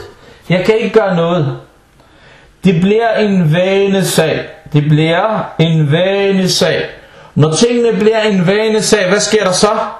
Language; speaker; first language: Danish; early bilingual, other home language; Arabic